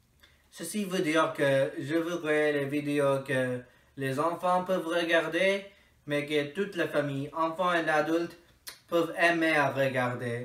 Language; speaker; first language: French; non-native, fluent; English